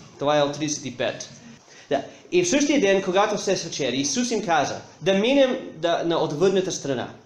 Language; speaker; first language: Bulgarian; non-native, fluent; English